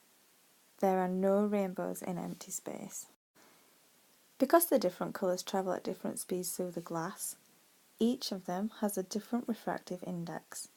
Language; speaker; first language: English; native; English